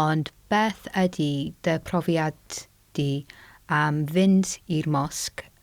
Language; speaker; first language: Welsh; non-native, local second language; English